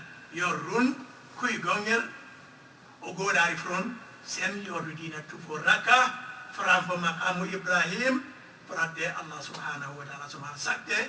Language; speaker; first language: Swedish; non-native, fluent; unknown